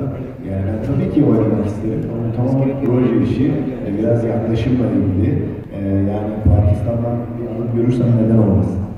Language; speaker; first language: Turkish; native; Turkish